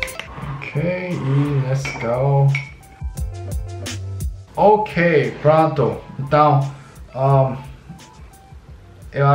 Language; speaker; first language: Portuguese; non-native, learner; English